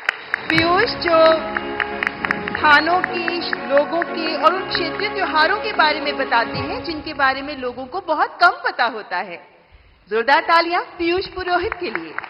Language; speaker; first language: Hindi; native; Hindi